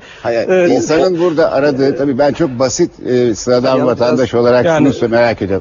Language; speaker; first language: Turkish; native; Turkish